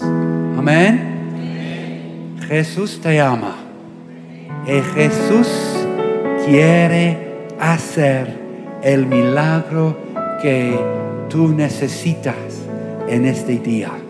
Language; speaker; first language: Spanish; non-native, learner; English